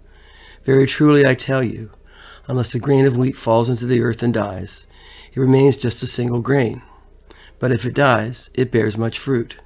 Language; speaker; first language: English; native; English